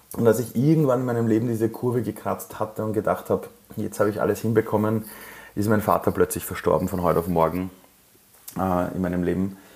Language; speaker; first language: German; early bilingual, other home language; Persian